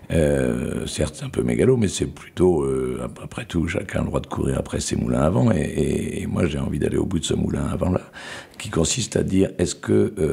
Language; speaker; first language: French; native; French